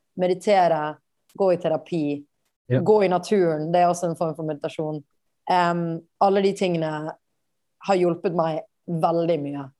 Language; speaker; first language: Norwegian; native; Norwegian